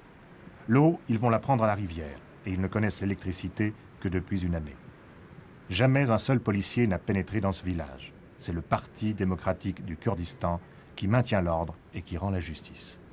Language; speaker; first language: French; native; French